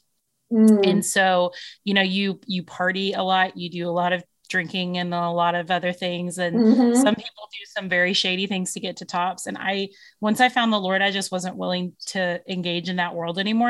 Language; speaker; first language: English; native; English